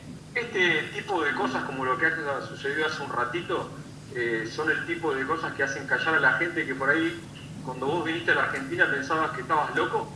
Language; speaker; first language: Spanish; native; Spanish